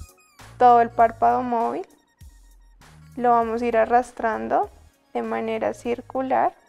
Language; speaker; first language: Spanish; native; Spanish